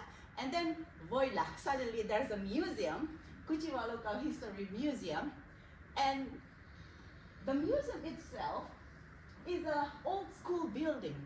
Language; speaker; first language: English; non-native, fluent; Indonesian